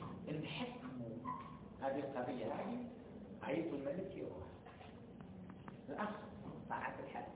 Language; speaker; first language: Arabic; native; Arabic